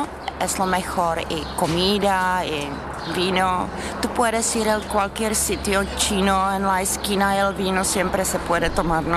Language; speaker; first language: Spanish; non-native, fluent; Czech